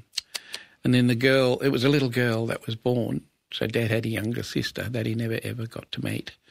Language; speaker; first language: English; native; English